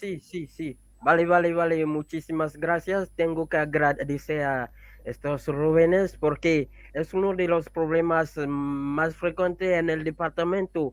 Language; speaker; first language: Spanish; non-native, learner; French